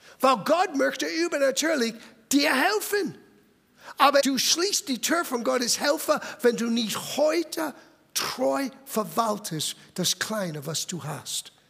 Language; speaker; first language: German; non-native, fluent; English